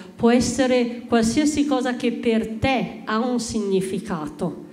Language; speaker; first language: Italian; native; Italian